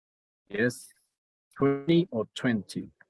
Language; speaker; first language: English; non-native, learner; Spanish